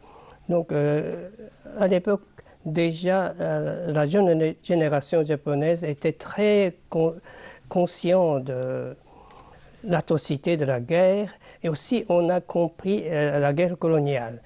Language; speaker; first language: French; non-native, fluent; Japanese